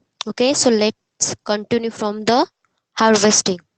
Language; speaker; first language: English; non-native, local second language; Hindi